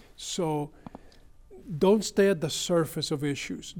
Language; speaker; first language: English; early bilingual, other home language; Spanish